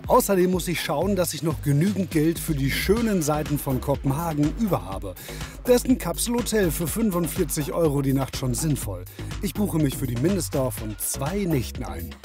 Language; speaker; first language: German; native; German